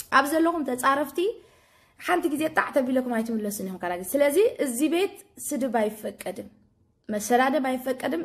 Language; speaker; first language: Amharic; non-native, fluent; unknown